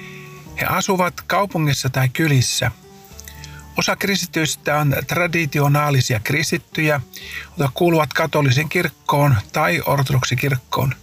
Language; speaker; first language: Finnish; native; Finnish